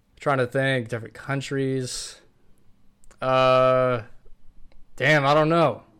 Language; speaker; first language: English; native; English